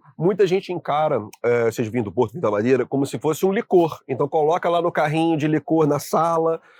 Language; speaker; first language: Portuguese; native; Portuguese